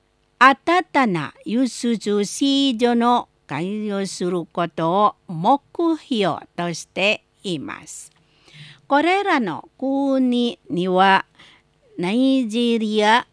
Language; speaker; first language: Japanese; non-native, learner; Indonesian